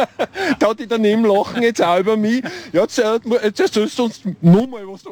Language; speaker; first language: German; native; German